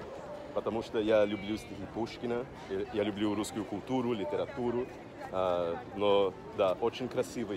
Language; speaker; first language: Russian; non-native, fluent; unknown